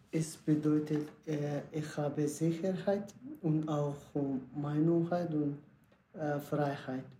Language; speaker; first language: German; non-native, learner; Persian